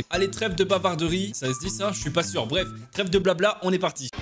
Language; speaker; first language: French; native; French